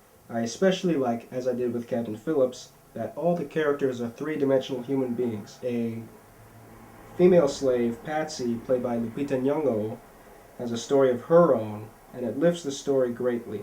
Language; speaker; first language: English; native; English